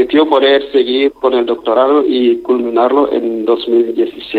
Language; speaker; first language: Spanish; non-native, fluent; Wolof